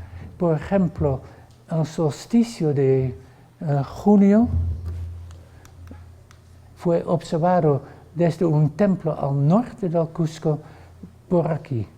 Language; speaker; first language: Spanish; non-native, fluent; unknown